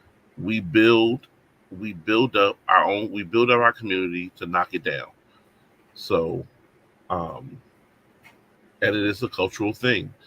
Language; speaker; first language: English; native; English